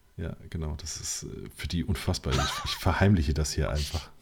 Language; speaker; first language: German; native; German